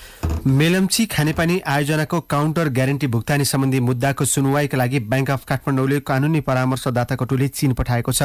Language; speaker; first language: Nepali; native; Nepali